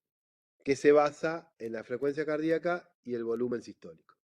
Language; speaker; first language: Spanish; native; Spanish